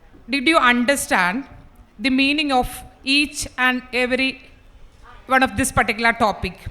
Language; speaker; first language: English; non-native, local second language; Malayalam